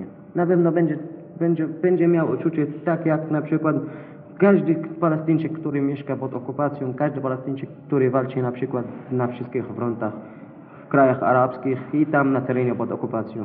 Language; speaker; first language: Polish; non-native, learner; Arabic